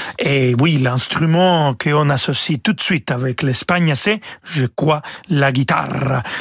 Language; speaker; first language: French; non-native, fluent; Spanish